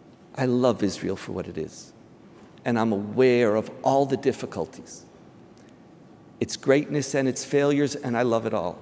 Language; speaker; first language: English; native; English